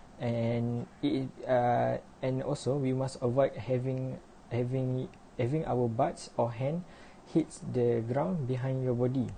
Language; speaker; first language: English; non-native, learner; Malay